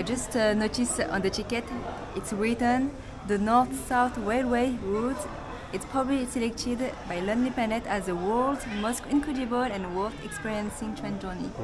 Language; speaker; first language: English; non-native, fluent; French